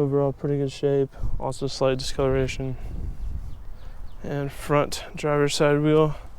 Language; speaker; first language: English; native; English